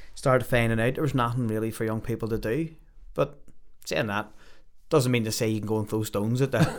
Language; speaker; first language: English; native; English